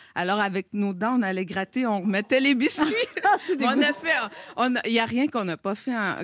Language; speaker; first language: French; native; French